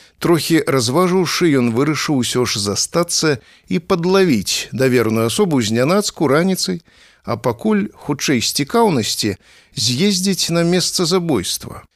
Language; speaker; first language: Belarusian; native; Belarusian